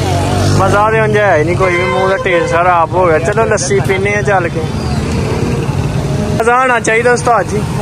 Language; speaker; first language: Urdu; non-native, local second language; Punjabi